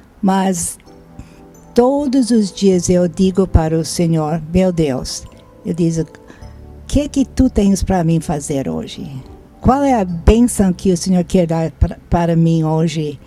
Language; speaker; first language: Portuguese; non-native, fluent; English